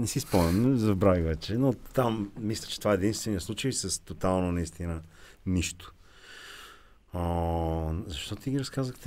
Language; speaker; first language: Bulgarian; native; Bulgarian